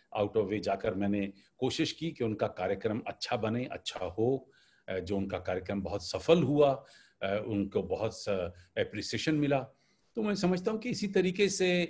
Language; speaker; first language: Hindi; native; Hindi